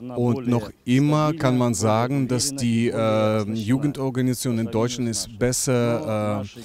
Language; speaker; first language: German; non-native, learner; Russian